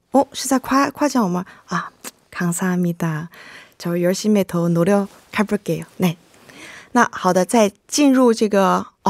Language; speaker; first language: Chinese; native; Chinese